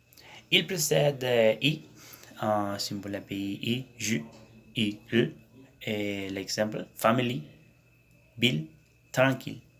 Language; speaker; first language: French; non-native, learner; Spanish